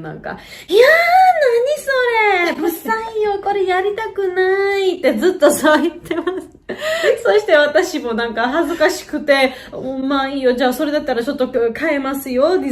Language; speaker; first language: Japanese; non-native, fluent; Georgian